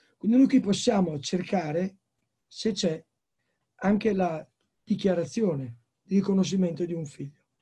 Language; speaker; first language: Italian; native; Italian